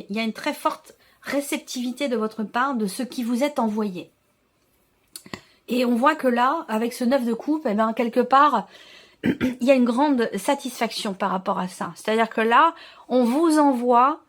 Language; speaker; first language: French; native; French